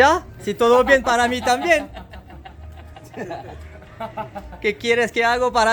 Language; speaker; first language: Spanish; non-native, learner; French